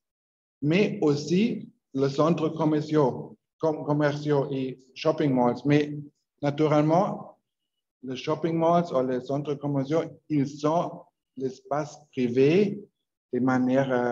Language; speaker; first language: French; non-native, learner; Spanish